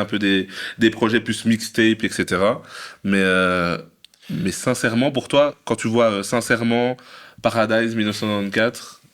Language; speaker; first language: French; native; French